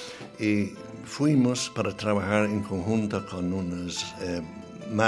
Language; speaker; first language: Spanish; non-native, fluent; English